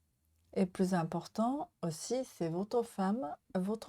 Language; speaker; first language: French; non-native, learner; Japanese